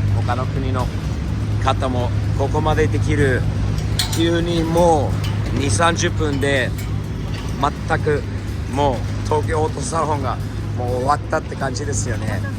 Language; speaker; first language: Japanese; non-native, fluent; English